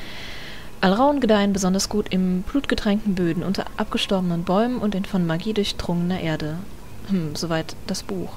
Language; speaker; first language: German; native; German